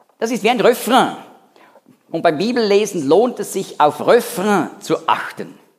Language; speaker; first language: German; native; German